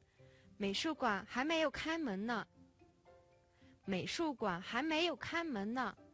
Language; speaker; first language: Chinese; non-native, fluent; Mongolian